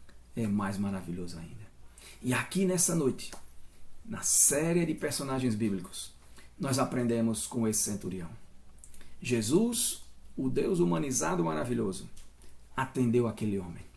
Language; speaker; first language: Portuguese; native; Portuguese